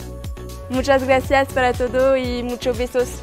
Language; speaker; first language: Spanish; non-native, learner; French